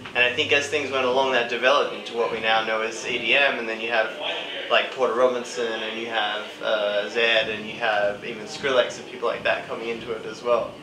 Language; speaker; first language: English; native; English